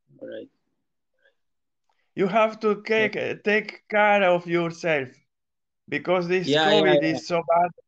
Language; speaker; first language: English; non-native, learner; Italian